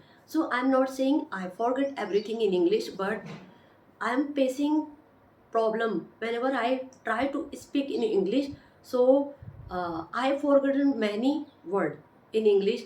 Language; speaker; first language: English; non-native, learner; Hindi